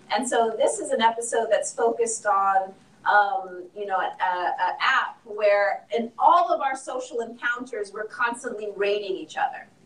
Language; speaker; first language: English; native; English